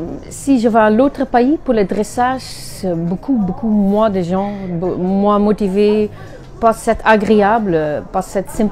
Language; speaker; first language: French; non-native, learner; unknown